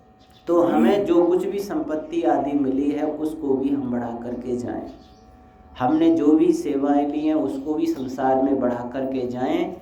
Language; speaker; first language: Hindi; native; Hindi